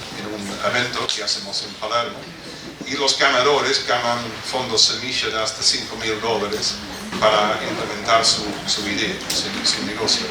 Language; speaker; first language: Spanish; non-native, fluent; English